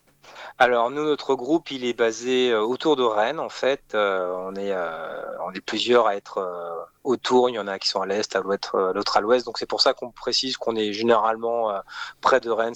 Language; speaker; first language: French; native; French